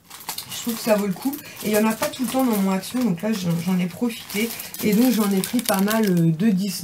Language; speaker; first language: French; native; French